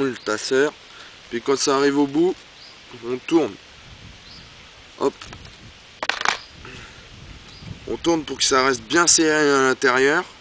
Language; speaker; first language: French; native; French